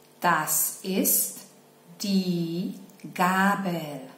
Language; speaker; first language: German; non-native, fluent; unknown